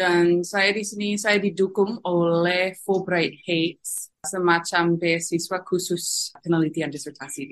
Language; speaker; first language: Indonesian; non-native, fluent; English